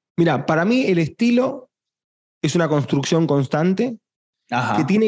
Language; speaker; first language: Spanish; native; Spanish